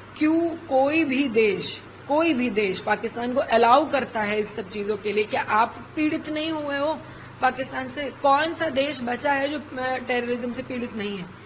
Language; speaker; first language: Hindi; native; Hindi